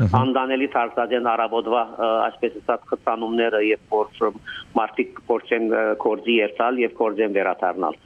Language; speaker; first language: Armenian; early bilingual, heritage; Armenian